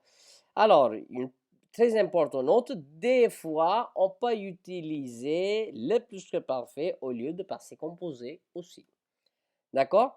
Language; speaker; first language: French; non-native, fluent; Hindi